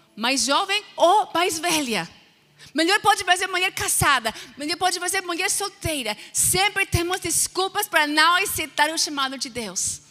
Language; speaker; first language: Portuguese; non-native, fluent; English